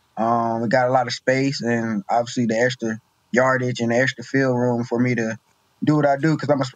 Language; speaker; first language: English; native; English